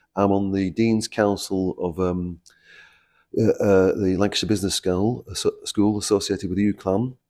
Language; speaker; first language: English; native; English